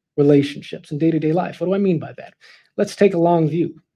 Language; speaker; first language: English; native; English